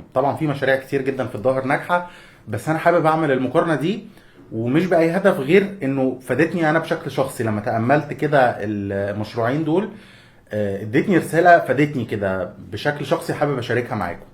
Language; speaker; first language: Arabic; native; Arabic